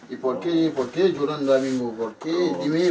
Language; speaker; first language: Spanish; non-native, learner; Haitian Creole